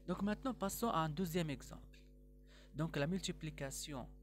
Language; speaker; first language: French; non-native, local second language; Arabic